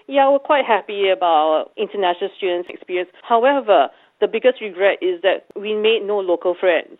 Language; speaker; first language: English; native; English